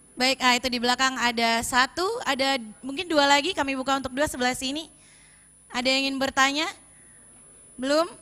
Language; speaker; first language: Indonesian; native; Indonesian